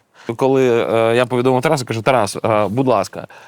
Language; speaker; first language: Ukrainian; native; Ukrainian